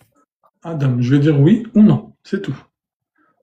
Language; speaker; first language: French; native; French